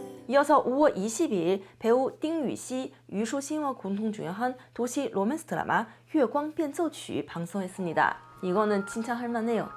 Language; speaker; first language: Korean; non-native, fluent; Chinese